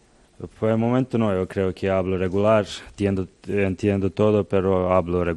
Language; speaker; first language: Spanish; non-native, learner; Serbian